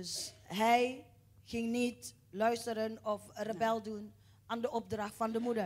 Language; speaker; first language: Dutch; non-native, fluent; Indonesian